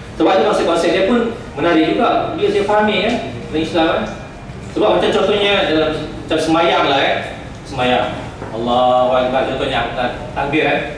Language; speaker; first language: Malay; non-native, local second language; Central Dusun